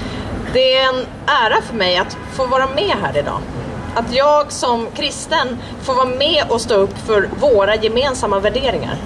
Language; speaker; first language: Swedish; native; Swedish